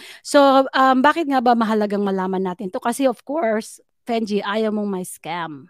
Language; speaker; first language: Filipino; non-native, local second language; Pangasinan